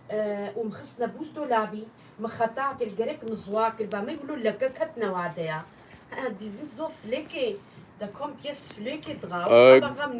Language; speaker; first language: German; non-native, learner; Kurdish